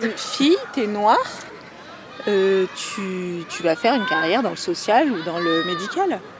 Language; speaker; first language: French; native; French